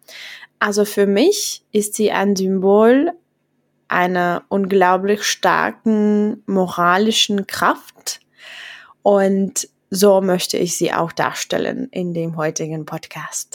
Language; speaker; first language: German; non-native, fluent; Czech